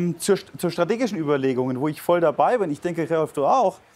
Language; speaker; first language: German; native; German